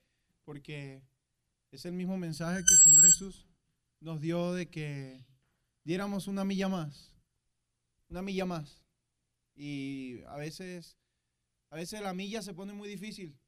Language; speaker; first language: Spanish; native; Spanish